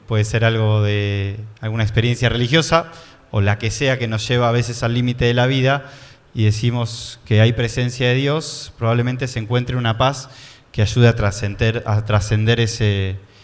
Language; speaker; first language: Spanish; native; Spanish